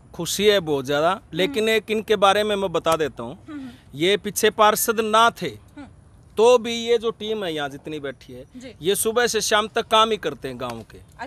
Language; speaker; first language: Hindi; native; Hindi